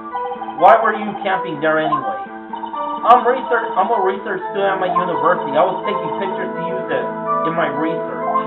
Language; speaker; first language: English; native; English